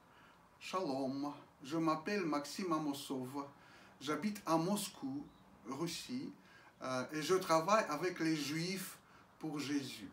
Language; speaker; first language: French; non-native, fluent; Russian